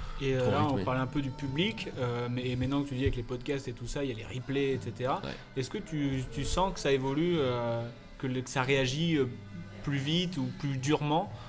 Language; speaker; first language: French; native; French